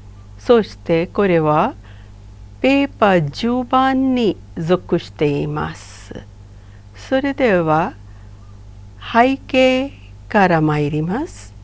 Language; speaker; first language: Japanese; non-native, fluent; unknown